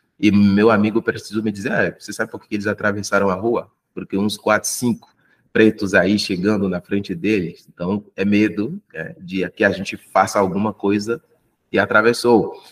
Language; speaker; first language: Portuguese; non-native, fluent; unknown